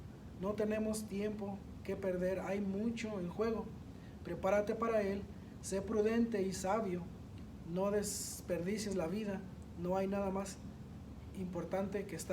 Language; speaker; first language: Spanish; native; Spanish